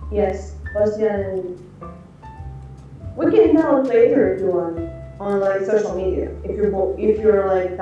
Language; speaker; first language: English; non-native, learner; Bosnian